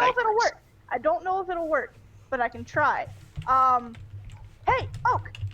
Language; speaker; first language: English; native; English